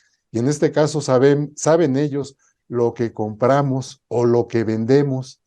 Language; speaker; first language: Spanish; native; Spanish